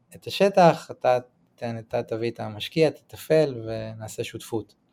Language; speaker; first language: Hebrew; native; Hebrew